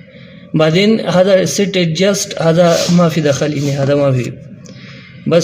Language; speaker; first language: Arabic; non-native, learner; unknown